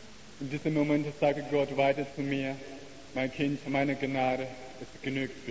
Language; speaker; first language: German; non-native, learner; Chinese